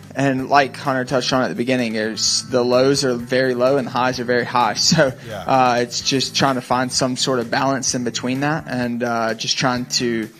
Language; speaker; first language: English; native; English